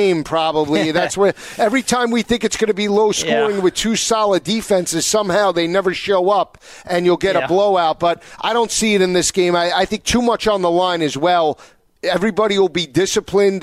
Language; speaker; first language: English; native; English